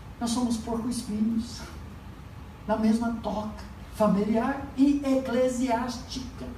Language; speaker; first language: Portuguese; non-native, fluent; English